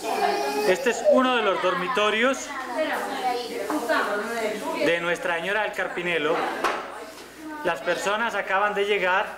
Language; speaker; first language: Spanish; native; Spanish